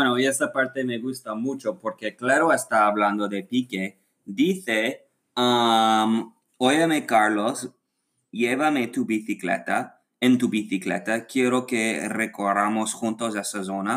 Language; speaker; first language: Spanish; non-native, learner; English